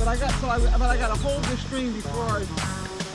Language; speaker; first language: English; native; English